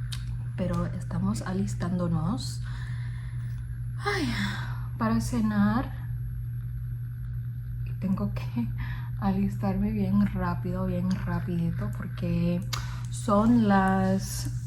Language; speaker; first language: Spanish; non-native, fluent; English